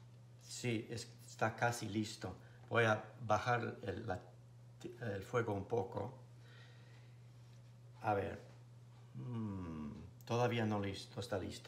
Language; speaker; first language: Spanish; non-native, fluent; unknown